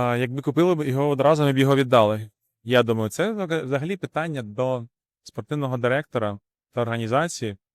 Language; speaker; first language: Ukrainian; non-native, local second language; Russian